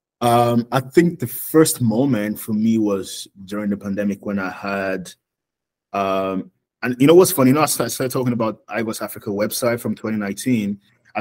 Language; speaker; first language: English; non-native, local second language; Yoruba